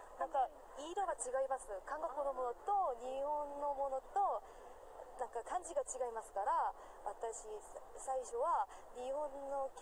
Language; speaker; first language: Japanese; non-native, learner; Korean